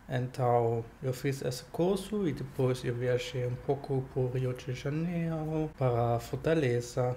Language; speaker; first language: Portuguese; non-native, fluent; German